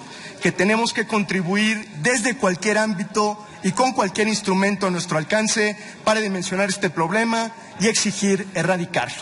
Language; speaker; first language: Spanish; native; Spanish